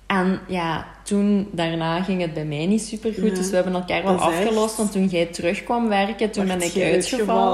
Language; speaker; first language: Dutch; native; Dutch